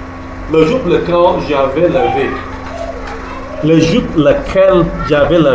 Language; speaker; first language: French; non-native, learner; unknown